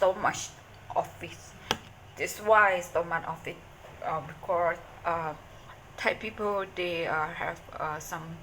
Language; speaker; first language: English; non-native, learner; Thai